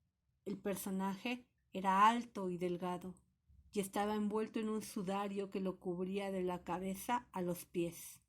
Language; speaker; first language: Spanish; native; Spanish